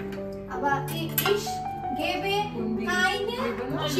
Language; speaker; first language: German; non-native, learner; Bangla